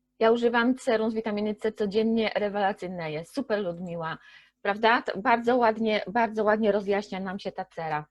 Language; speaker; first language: Polish; native; Polish